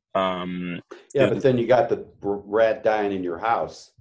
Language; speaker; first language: English; native; English